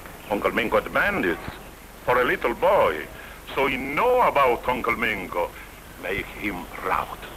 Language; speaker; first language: English; non-native, fluent; Italian